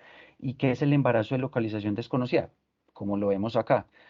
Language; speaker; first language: Spanish; native; Spanish